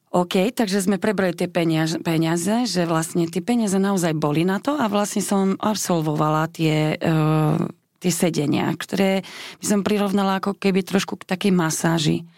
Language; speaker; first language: Slovak; non-native, local second language; Hungarian